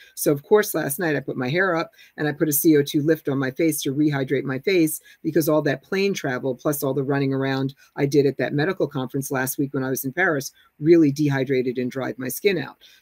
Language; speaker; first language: English; native; English